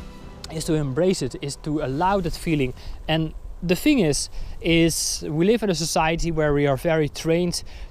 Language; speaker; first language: English; non-native, fluent; Dutch